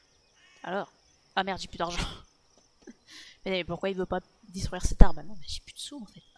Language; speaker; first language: French; native; French